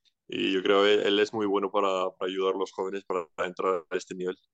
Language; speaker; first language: Spanish; non-native, fluent; Icelandic